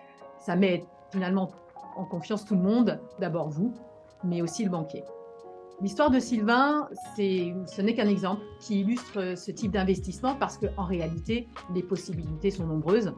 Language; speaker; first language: French; native; French